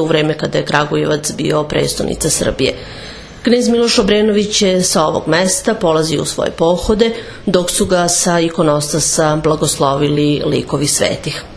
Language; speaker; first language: Serbian; native; Serbian